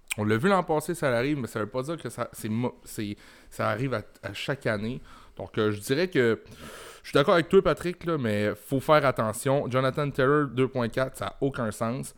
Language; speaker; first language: French; native; French